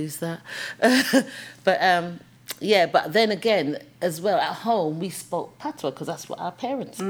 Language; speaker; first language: English; native; English